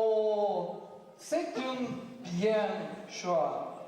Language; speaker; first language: French; non-native, learner; Russian